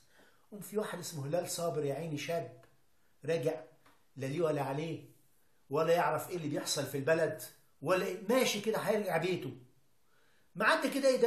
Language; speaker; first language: Arabic; native; Arabic